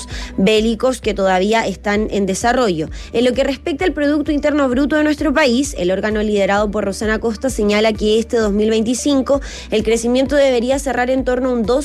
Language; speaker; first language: Spanish; native; Spanish